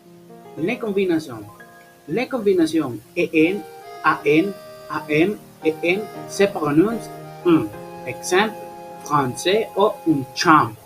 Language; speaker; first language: French; non-native, learner; Spanish